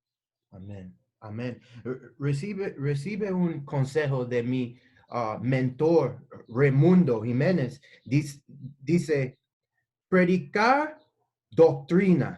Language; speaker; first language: Spanish; non-native, learner; English